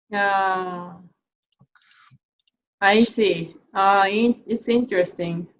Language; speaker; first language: English; non-native, learner; Japanese